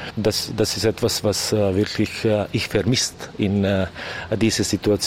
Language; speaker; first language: German; non-native, learner; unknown